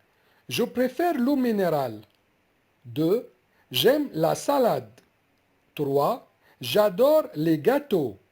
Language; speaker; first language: French; non-native, fluent; Arabic